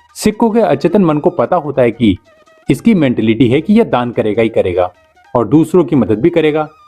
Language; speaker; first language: Hindi; native; Hindi